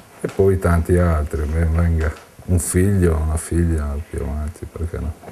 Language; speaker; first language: Italian; native; Italian